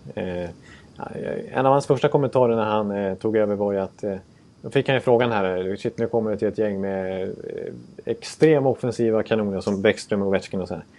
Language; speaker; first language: Swedish; native; Swedish